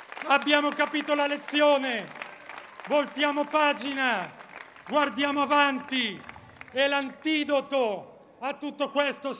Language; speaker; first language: Italian; native; Italian